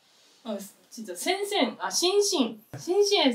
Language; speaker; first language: Korean; non-native, learner; Japanese